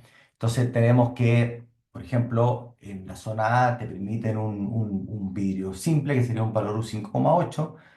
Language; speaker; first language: Spanish; native; Spanish